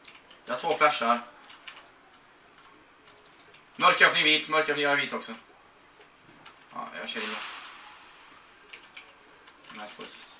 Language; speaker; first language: Swedish; native; Swedish